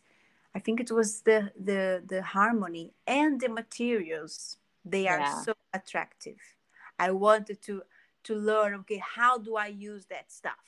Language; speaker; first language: English; non-native, fluent; Portuguese